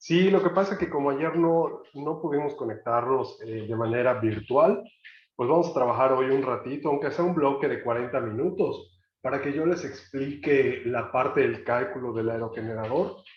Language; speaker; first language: Spanish; native; Spanish